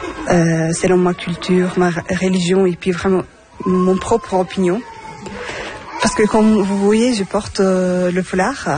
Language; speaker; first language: French; non-native, fluent; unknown